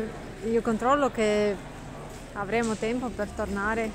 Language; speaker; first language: Italian; non-native, learner; Russian